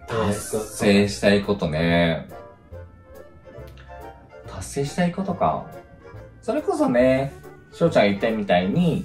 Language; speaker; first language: Japanese; native; Japanese